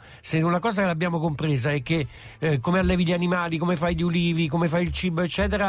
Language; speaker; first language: Italian; native; Italian